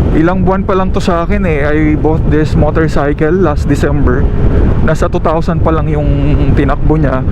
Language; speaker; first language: Filipino; non-native, local second language; Bikol